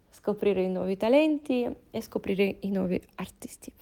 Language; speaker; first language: Italian; non-native, fluent; Russian